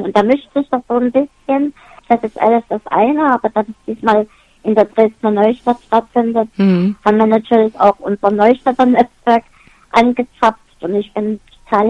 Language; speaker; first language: German; native; German